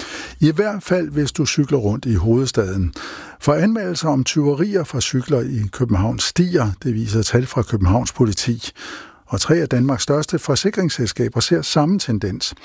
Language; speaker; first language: Danish; native; Danish